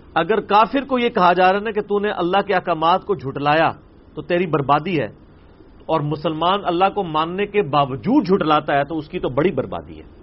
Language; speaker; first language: Urdu; non-native, local second language; Punjabi